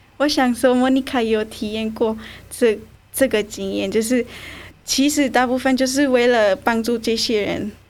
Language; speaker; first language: Chinese; non-native, fluent; Spanish